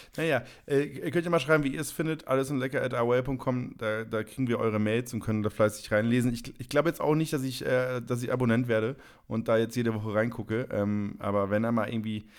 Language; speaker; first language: German; native; German